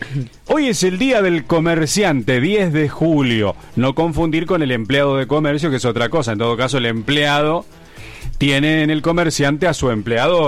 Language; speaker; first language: Spanish; native; Spanish